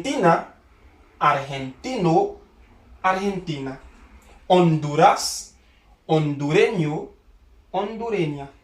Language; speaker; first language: Spanish; non-native, fluent; Haitian Creole